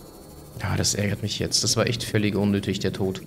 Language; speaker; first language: German; native; German